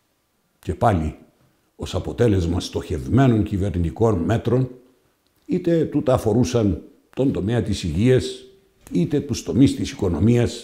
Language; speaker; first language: Greek; native; Greek